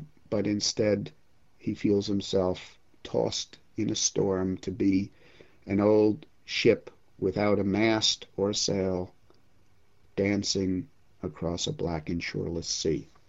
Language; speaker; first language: English; native; English